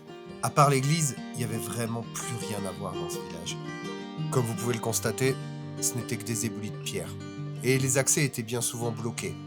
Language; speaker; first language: French; native; French